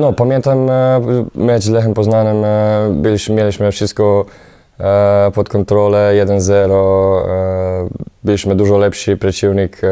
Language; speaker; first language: Polish; non-native, fluent; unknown